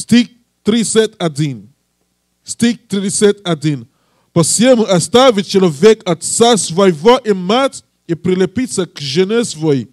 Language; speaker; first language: Russian; non-native, learner; English